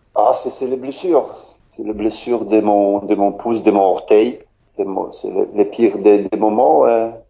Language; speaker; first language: French; non-native, fluent; Polish